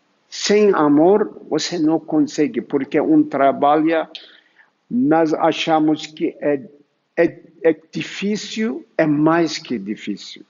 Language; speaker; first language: Portuguese; non-native, fluent; Turkish